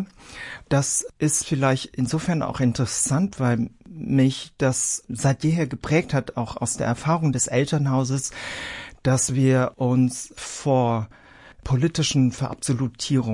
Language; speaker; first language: German; early bilingual, other home language; Vietnamese